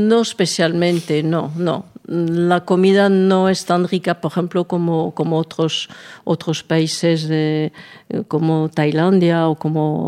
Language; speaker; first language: Spanish; non-native, fluent; French